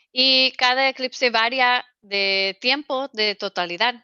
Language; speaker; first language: Spanish; non-native, fluent; English